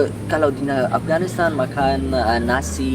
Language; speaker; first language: Indonesian; non-native, learner; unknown